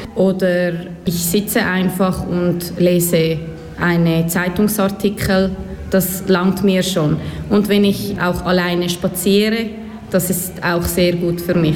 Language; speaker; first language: German; early bilingual, other home language; Turkish